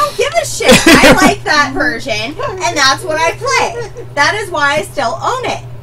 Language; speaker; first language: English; native; English